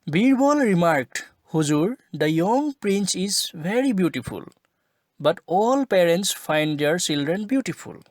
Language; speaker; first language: English; non-native, local second language; Assamese